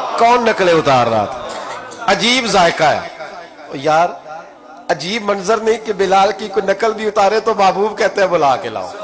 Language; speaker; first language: Urdu; non-native, local second language; Punjabi